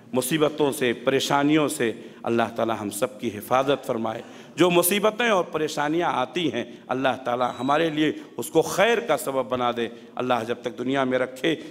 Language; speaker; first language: Urdu; native; Urdu